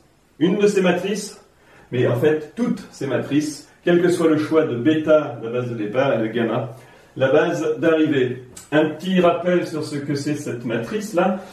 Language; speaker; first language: French; native; French